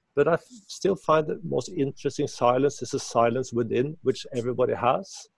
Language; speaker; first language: English; non-native, fluent; Norwegian